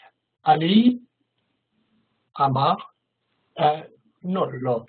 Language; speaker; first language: Hebrew; non-native, learner; German